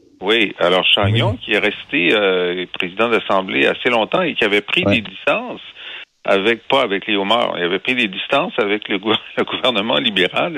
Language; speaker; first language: French; native; French